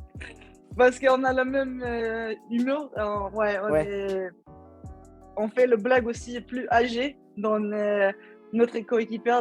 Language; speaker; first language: French; non-native, learner; Swedish